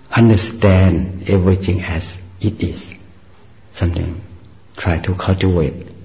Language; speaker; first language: English; non-native, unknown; Northeastern Thai